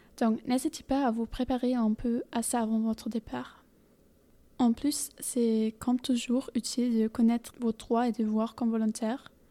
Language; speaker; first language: French; non-native, fluent; German